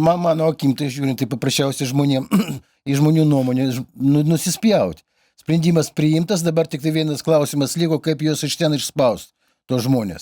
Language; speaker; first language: Lithuanian; native; Lithuanian